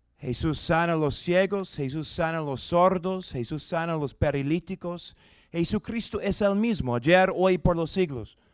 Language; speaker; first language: Spanish; non-native, fluent; English